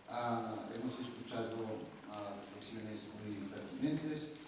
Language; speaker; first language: Spanish; non-native, fluent; Arabic